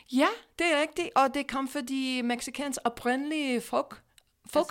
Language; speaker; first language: Danish; non-native, fluent; English